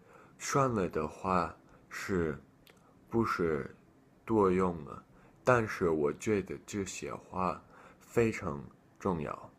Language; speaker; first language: Chinese; non-native, learner; English